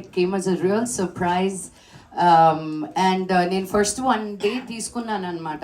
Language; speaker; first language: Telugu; native; Telugu